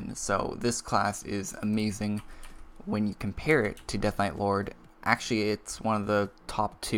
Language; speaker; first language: English; native; English